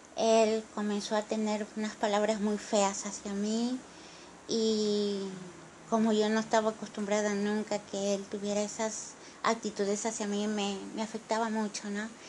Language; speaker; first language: Spanish; native; Spanish